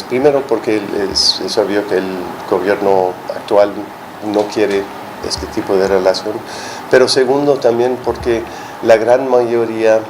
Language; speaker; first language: Spanish; non-native, fluent; English